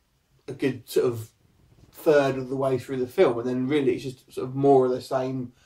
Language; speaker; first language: English; native; English